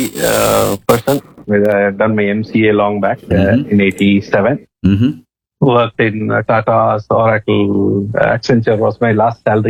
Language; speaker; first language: Hindi; non-native, local second language; Malayalam